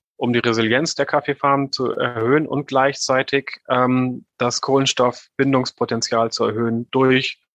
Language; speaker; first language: German; native; German